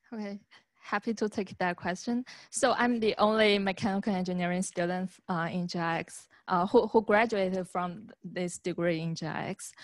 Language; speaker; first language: English; non-native, fluent; Chinese